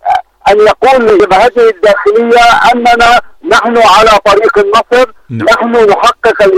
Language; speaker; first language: Arabic; native; Arabic